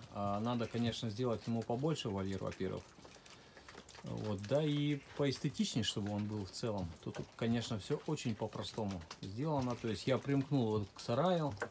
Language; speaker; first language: Russian; native; Russian